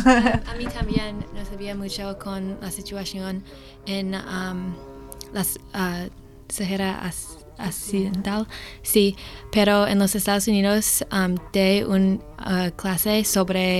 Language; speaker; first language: Spanish; non-native, learner; English